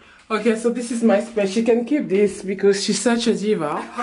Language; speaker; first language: English; non-native, fluent; French